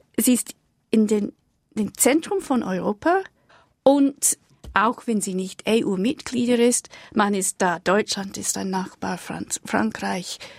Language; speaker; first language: German; non-native, fluent; English